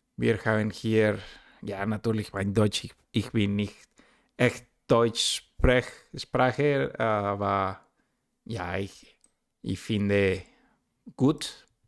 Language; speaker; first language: German; non-native, learner; Spanish